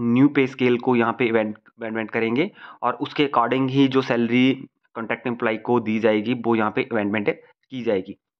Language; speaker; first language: Hindi; native; Hindi